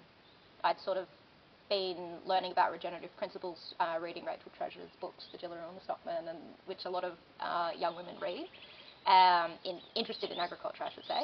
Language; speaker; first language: English; native; English